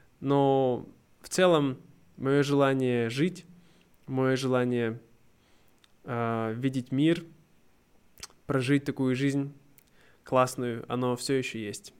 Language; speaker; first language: Russian; native; Russian